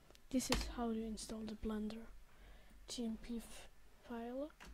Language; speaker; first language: English; non-native, learner; Swedish